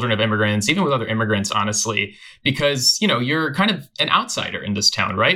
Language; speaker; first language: English; native; English